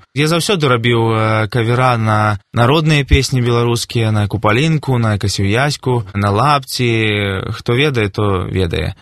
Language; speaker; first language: Belarusian; non-native, local second language; Russian